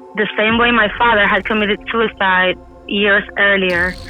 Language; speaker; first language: English; non-native, fluent; Spanish